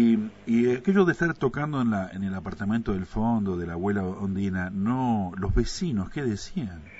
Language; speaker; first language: Spanish; native; Spanish